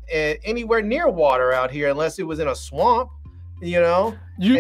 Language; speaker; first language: English; native; English